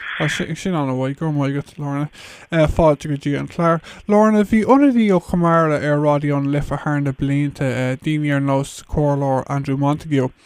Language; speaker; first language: Irish; non-native, local second language; English